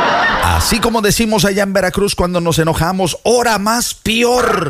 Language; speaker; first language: Spanish; native; Spanish